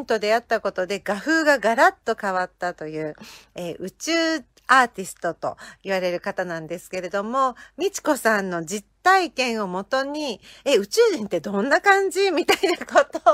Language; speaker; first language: Japanese; native; Japanese